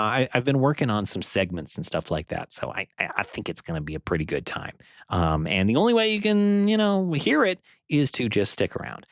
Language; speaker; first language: English; native; English